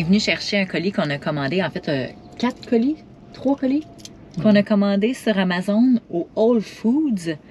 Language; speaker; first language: French; native; French